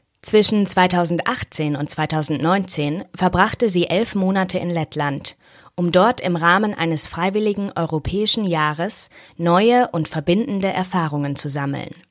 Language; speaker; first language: German; native; German